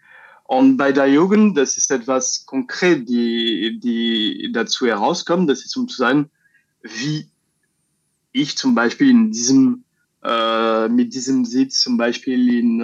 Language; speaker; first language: German; non-native, fluent; French